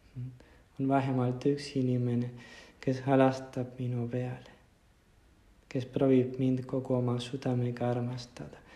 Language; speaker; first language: Estonian; non-native, fluent; Spanish